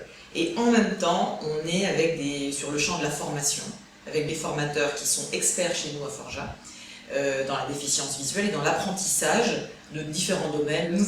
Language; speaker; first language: French; native; French